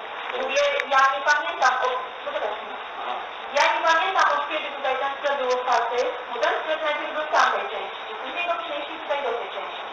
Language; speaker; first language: Polish; native; Polish